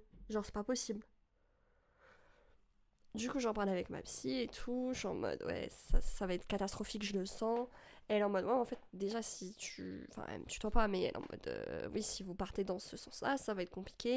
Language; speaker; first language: French; native; French